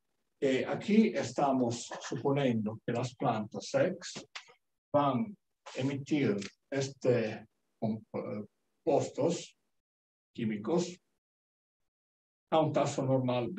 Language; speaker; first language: Spanish; non-native, learner; Italian